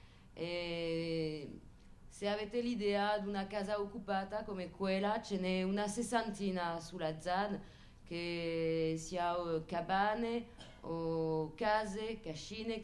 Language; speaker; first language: Italian; non-native, fluent; French